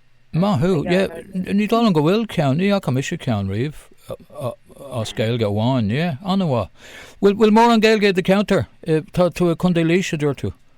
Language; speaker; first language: Irish; non-native, local second language; English